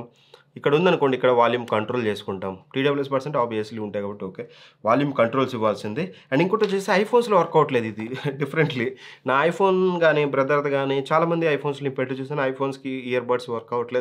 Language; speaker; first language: Telugu; native; Telugu